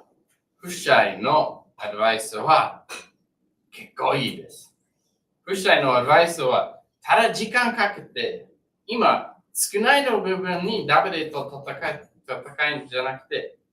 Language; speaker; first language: Japanese; non-native, learner; English